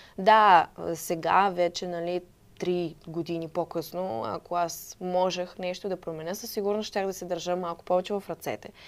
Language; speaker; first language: Bulgarian; non-native, fluent; Russian